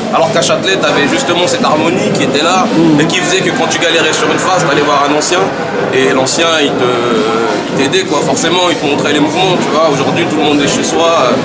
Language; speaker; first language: French; early bilingual, other home language; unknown